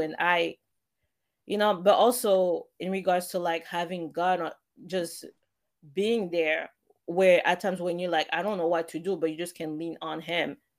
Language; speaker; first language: English; non-native, fluent; French